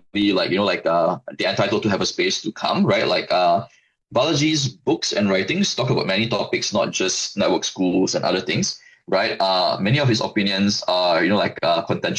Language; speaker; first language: English; non-native, local second language; Malay